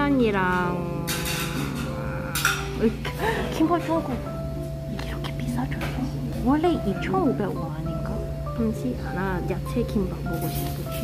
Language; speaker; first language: Korean; non-native, learner; Cantonese